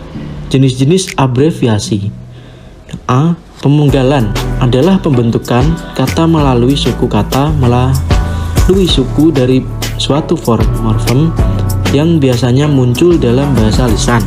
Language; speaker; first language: Indonesian; native; Indonesian